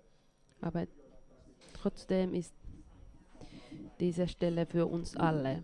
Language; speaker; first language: German; non-native, fluent; Finnish